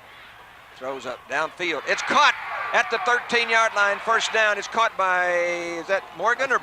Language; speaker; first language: English; native; English